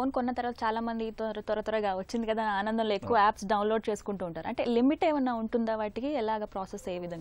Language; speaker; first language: Telugu; native; Telugu